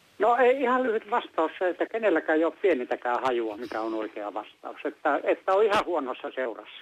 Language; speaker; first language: Finnish; native; Finnish